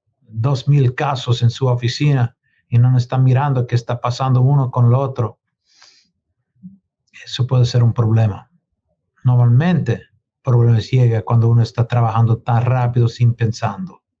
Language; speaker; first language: Spanish; non-native, learner; English